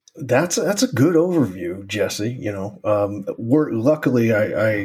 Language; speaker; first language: English; native; English